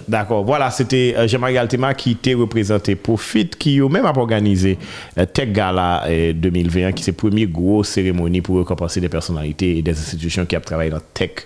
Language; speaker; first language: French; non-native, local second language; Haitian Creole